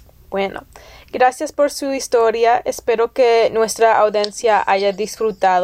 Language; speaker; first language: Spanish; early bilingual, heritage; English